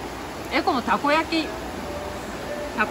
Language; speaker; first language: Spanish; non-native, learner; Japanese